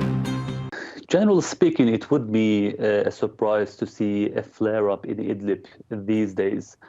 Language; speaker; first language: English; non-native, fluent; Turkish